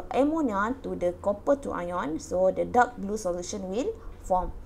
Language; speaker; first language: English; non-native, local second language; Malay